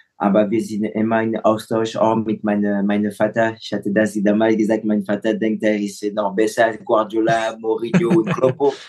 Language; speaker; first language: German; non-native, fluent; French